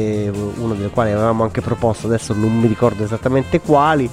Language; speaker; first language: Italian; native; Italian